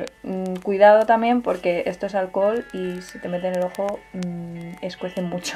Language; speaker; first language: Spanish; native; Spanish